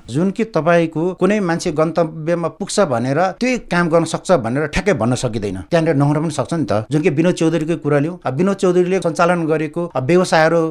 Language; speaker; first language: Nepali; non-native, local second language; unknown